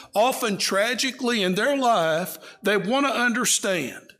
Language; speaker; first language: English; native; English